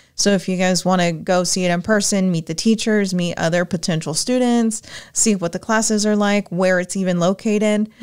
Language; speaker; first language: English; native; English